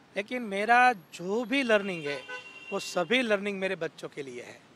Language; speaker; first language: Hindi; non-native, local second language; Gujarati